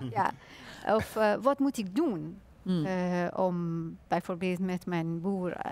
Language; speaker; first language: Dutch; non-native, learner; Persian